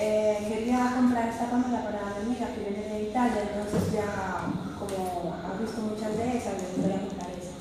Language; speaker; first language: Spanish; non-native, learner; Galician